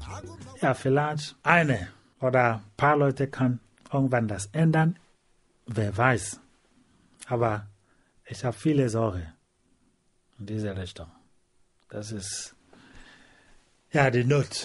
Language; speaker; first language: German; non-native, learner; Igbo